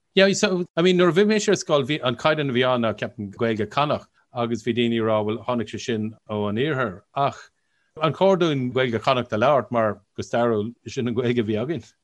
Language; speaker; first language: Irish; non-native, local second language; English